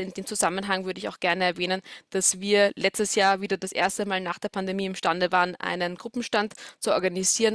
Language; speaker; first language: German; native; German